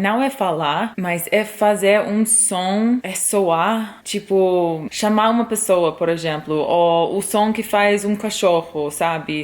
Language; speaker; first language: Portuguese; non-native, fluent; English